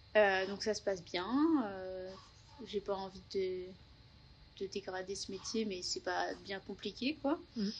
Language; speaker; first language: French; native; French